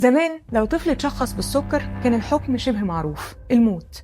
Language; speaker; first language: Arabic; native; Arabic